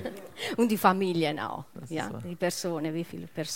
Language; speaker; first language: German; non-native, learner; Italian